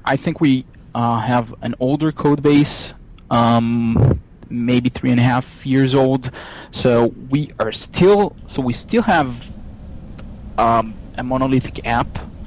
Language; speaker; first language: English; non-native, fluent; Hebrew